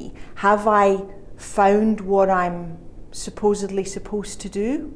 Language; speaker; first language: English; native; English